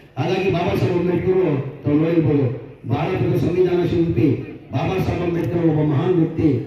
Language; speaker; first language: Kannada; non-native, local second language; Urdu